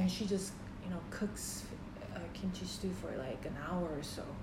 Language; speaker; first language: English; non-native, fluent; Korean